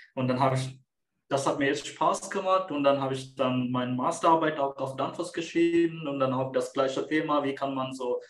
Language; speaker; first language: German; non-native, fluent; Sinhala